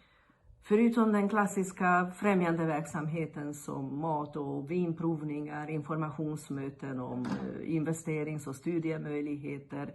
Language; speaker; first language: Swedish; non-native, fluent; Hungarian